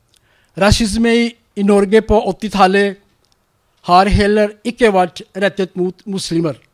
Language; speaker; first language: Norwegian; non-native, learner; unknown